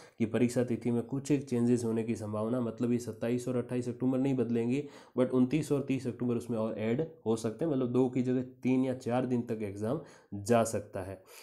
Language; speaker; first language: Hindi; native; Hindi